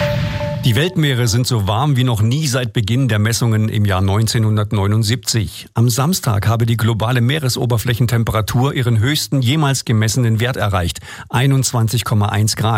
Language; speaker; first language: German; native; German